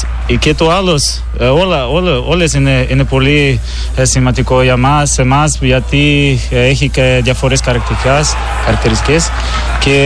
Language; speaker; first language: Greek; non-native, learner; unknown